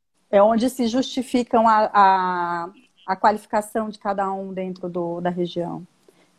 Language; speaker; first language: Portuguese; native; Portuguese